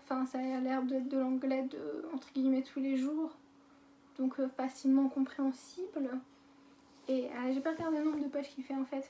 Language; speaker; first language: French; native; French